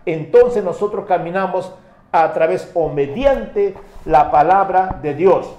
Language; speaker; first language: Spanish; native; Spanish